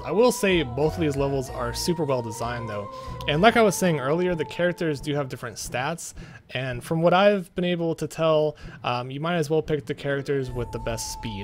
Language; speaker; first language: English; native; English